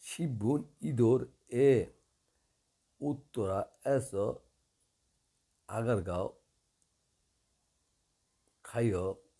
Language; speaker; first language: Korean; non-native, learner; Bangla